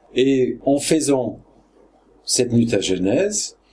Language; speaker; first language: French; non-native, fluent; English